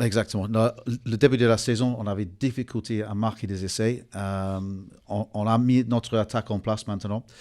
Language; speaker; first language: French; non-native, fluent; English